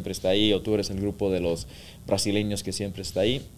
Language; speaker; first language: Spanish; early bilingual, heritage; Spanish